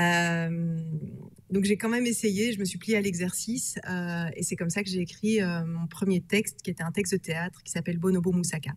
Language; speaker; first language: French; native; French